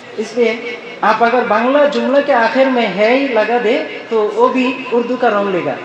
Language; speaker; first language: Urdu; non-native, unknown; Bangla